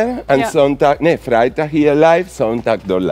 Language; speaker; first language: German; non-native, fluent; Spanish